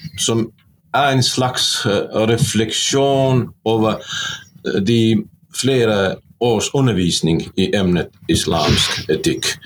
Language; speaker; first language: Norwegian; non-native, fluent; Bosnian